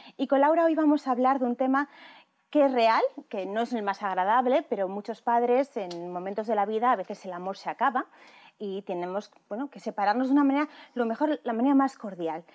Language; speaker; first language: Spanish; native; Spanish